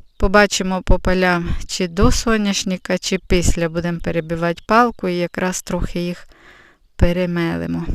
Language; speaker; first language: Ukrainian; native; Ukrainian